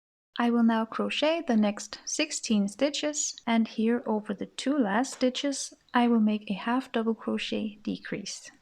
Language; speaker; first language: English; non-native, fluent; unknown